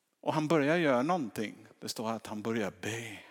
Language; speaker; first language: Swedish; non-native, fluent; English